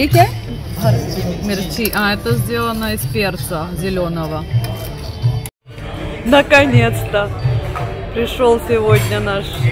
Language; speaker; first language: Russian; early bilingual, heritage; Russian